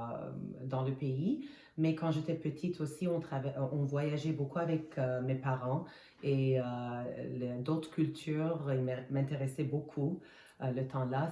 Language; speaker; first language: French; non-native, fluent; Armenian